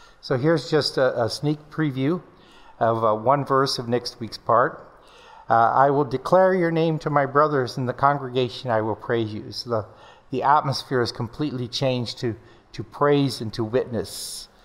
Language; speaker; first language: English; native; English